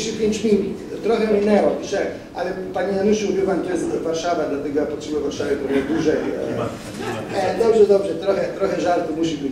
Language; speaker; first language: Polish; non-native, fluent; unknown